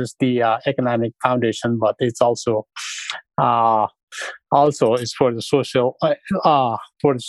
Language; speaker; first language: English; non-native, fluent; Sherpa